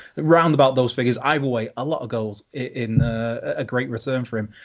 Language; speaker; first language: English; native; English